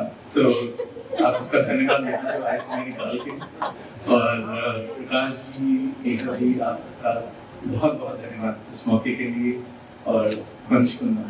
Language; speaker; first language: Hindi; native; Hindi